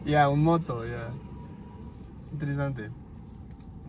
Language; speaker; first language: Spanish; non-native, learner; English